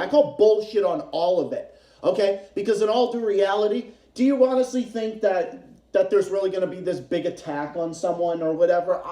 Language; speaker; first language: English; native; English